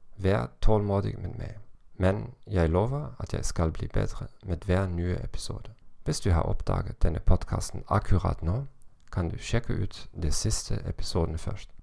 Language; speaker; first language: Norwegian; non-native, learner; German